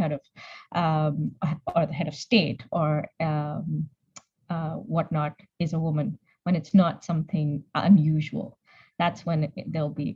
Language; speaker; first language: English; non-native, local second language; Punjabi